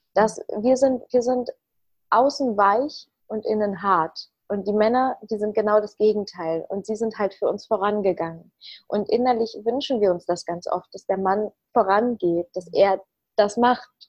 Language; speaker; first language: German; early bilingual, other home language; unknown